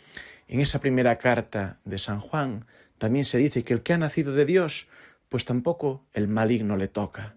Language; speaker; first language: Spanish; native; Spanish